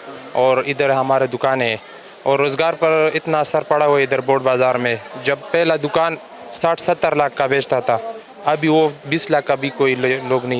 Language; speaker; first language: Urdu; early bilingual, other home language; Pashto